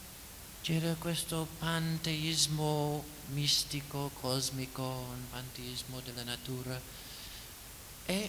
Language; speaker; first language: Italian; non-native, fluent; English